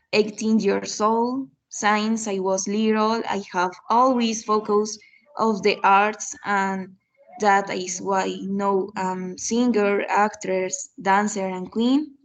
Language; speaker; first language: English; non-native, learner; Spanish